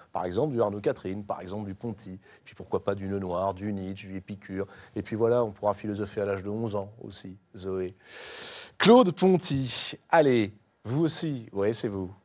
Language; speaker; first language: French; native; French